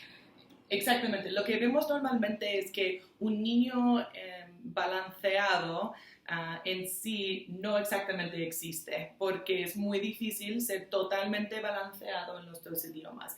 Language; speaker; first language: Spanish; non-native, fluent; English